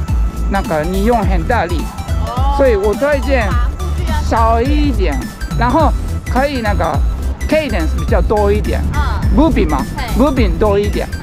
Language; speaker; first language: Chinese; non-native, learner; Japanese